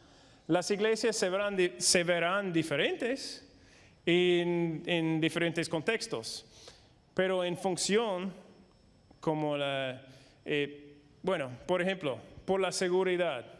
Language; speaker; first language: Spanish; non-native, fluent; English